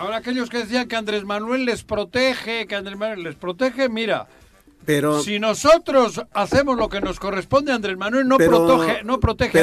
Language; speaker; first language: Spanish; native; Spanish